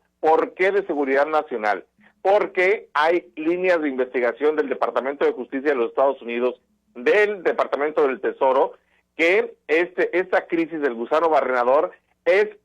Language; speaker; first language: Spanish; native; Spanish